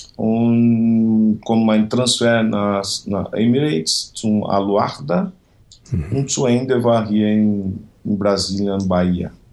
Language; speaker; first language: German; non-native, learner; Portuguese